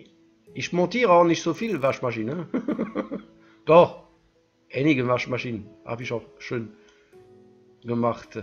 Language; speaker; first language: German; non-native, learner; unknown